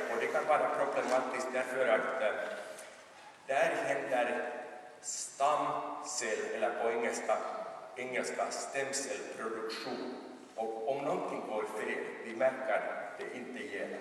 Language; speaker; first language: Swedish; non-native, local second language; Finnish